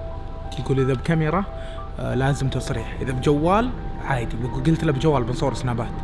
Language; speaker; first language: Arabic; native; Arabic